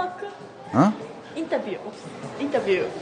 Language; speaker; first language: Korean; non-native, learner; Japanese